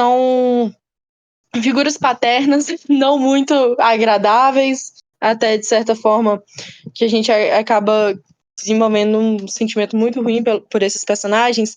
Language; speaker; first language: Portuguese; native; Portuguese